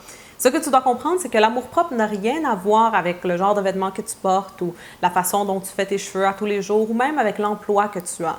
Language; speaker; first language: French; native; French